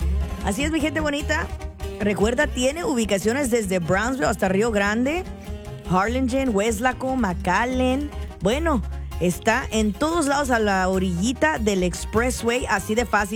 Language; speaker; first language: Spanish; native; Spanish